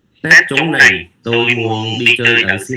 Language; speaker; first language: Vietnamese; non-native, learner; Khmer